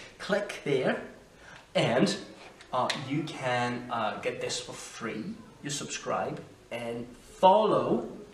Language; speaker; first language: English; native; English